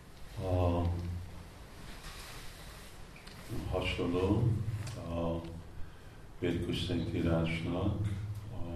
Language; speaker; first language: Hungarian; non-native, fluent; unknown